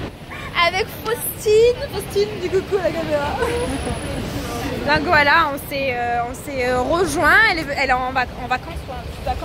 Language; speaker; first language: French; native; French